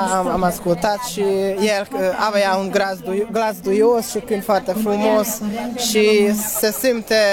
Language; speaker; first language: Romanian; non-native, learner; Hungarian